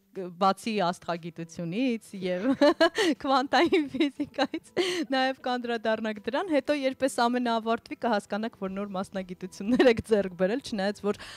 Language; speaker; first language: Armenian; native; Armenian